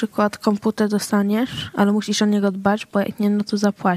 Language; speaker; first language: Polish; early bilingual, heritage; Swedish